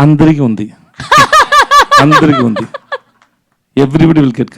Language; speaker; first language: Telugu; non-native, learner; Tamil